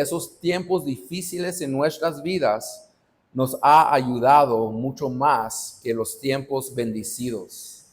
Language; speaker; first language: Spanish; non-native, fluent; English